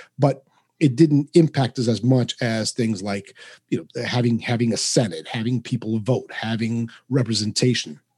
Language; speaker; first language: English; early bilingual, other home language; Spanish